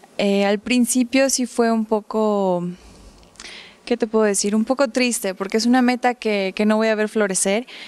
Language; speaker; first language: Spanish; early bilingual, heritage; Spanish